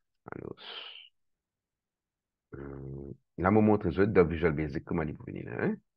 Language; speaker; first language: French; non-native, local second language; Morisyen